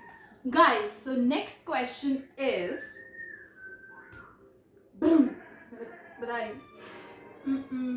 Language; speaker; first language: English; non-native, local second language; Hindi